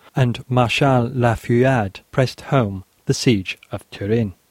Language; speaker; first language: English; native; English